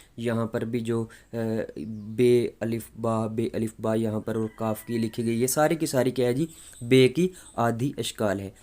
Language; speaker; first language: Urdu; non-native, local second language; Punjabi